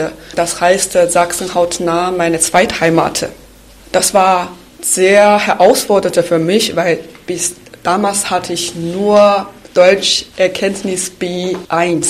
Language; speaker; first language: German; non-native, fluent; Chinese